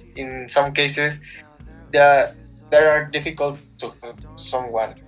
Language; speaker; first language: English; non-native, learner; Spanish